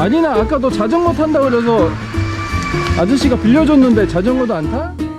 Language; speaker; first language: Korean; native; Korean